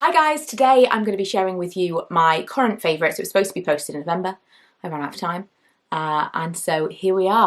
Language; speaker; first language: English; native; English